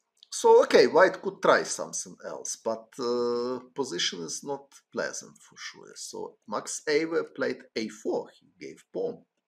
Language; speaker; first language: English; non-native, fluent; Ukrainian